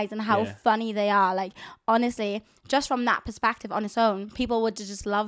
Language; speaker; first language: English; native; English